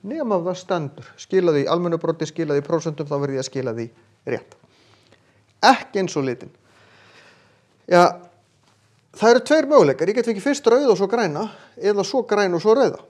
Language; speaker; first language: Icelandic; native; Icelandic